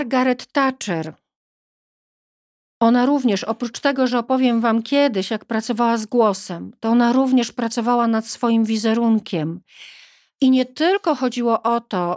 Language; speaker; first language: Polish; native; Polish